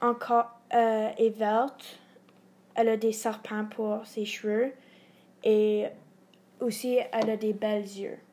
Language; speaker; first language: French; non-native, learner; English